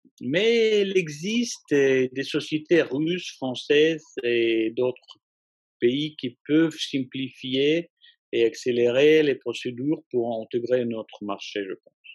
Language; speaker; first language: French; non-native, fluent; Russian